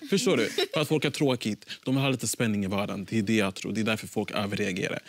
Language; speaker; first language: Swedish; early bilingual, other home language; Somali